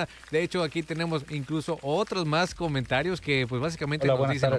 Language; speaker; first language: Spanish; native; Spanish